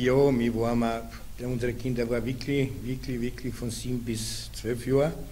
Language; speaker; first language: German; non-native, learner; Serbian